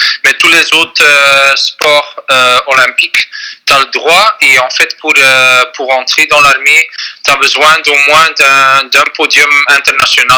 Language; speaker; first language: French; non-native, fluent; Dutch